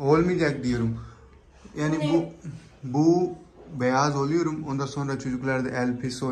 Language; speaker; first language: Turkish; non-native, learner; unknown